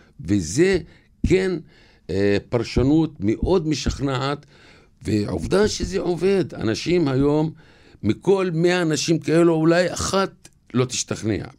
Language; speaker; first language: Hebrew; non-native, local second language; Arabic